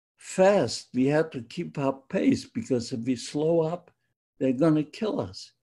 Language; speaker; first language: English; non-native, fluent; Polish